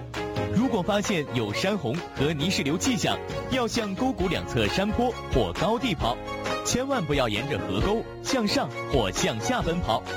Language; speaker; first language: Chinese; native; Chinese